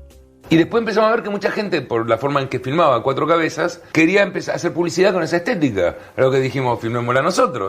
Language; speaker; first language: Spanish; native; Spanish